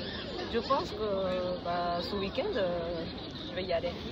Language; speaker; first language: French; non-native, fluent; Japanese